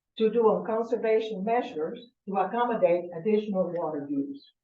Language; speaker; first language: English; non-native, fluent; Spanish